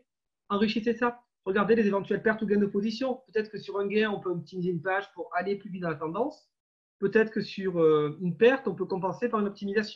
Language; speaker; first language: French; native; French